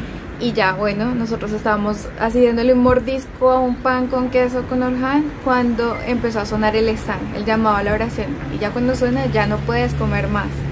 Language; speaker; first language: Spanish; native; Spanish